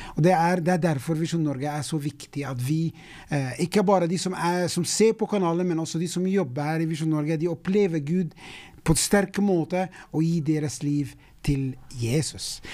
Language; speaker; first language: Norwegian; non-native, fluent; English